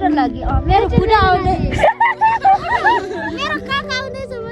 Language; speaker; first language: Nepali; non-native, local second language; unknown